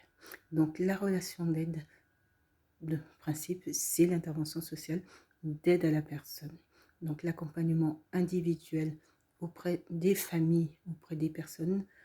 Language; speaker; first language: French; native; French